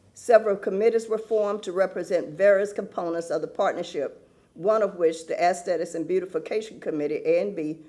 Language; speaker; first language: English; native; English